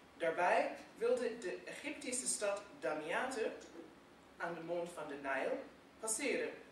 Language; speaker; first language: Dutch; non-native, fluent; English